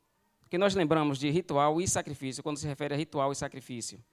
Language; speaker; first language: Portuguese; native; Portuguese